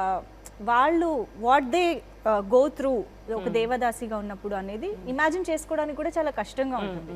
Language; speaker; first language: Telugu; native; Telugu